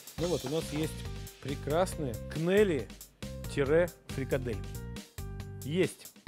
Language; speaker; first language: Russian; native; Russian